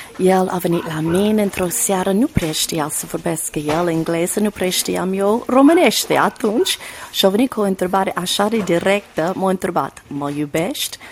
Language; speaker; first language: Romanian; non-native, fluent; English